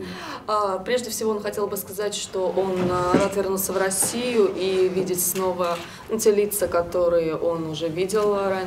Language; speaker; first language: Russian; native; Russian